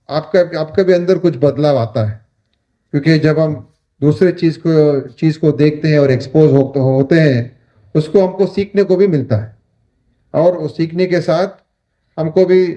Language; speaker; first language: Hindi; non-native, local second language; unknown